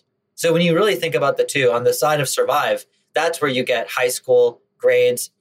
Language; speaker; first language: English; native; English